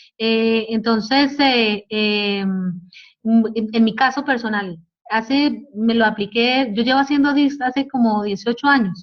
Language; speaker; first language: Spanish; native; Spanish